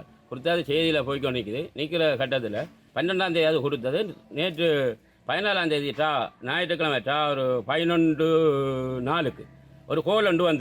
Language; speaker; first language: Tamil; native; Tamil